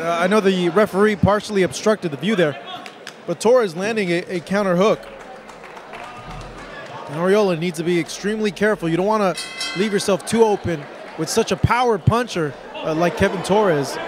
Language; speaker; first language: English; native; English